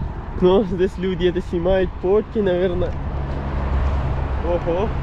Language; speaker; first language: Russian; non-native, learner; Pashto